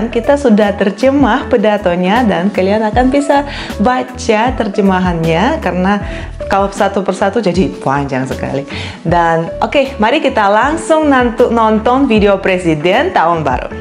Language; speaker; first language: Indonesian; non-native, fluent; Russian